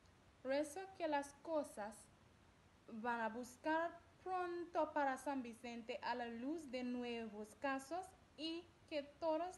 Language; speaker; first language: Spanish; non-native, learner; English